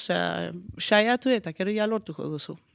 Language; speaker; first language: Basque; non-native, fluent; Danish